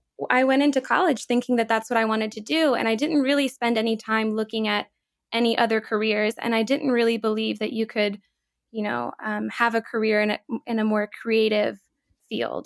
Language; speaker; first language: English; native; English